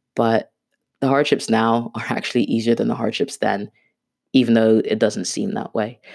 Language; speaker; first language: English; non-native, local second language; Swahili